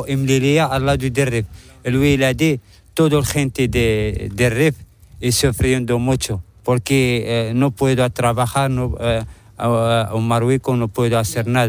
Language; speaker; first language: Spanish; non-native, learner; Arabic